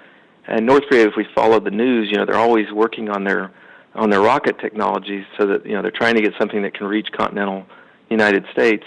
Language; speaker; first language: English; native; English